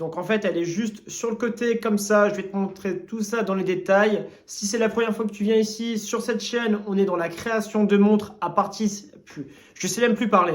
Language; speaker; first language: French; native; French